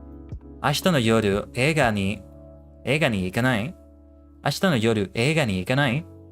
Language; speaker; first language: Japanese; non-native, learner; English